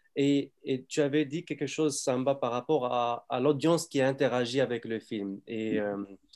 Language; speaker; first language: French; non-native, fluent; Arabic